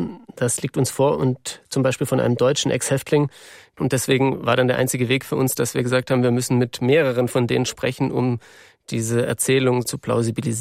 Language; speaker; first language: German; native; German